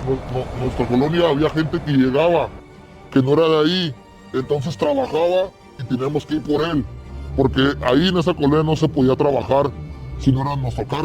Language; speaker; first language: Spanish; native; Spanish